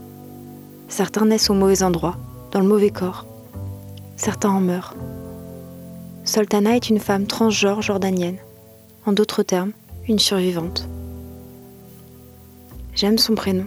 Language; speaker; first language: French; native; French